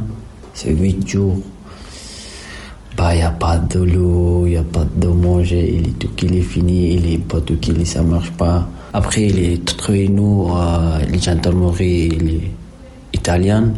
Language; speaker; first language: French; non-native, learner; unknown